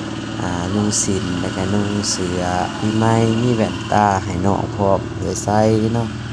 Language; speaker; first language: Thai; non-native, local second language; Lao